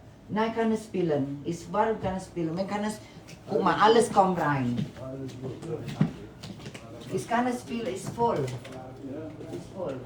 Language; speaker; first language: German; non-native, learner; Indonesian